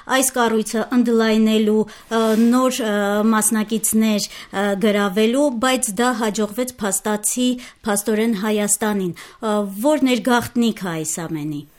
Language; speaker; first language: Armenian; native; Armenian